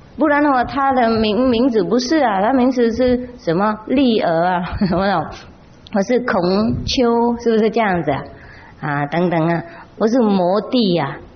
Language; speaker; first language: Chinese; non-native, fluent; Vietnamese